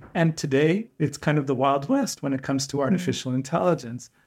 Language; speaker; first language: English; non-native, fluent; Portuguese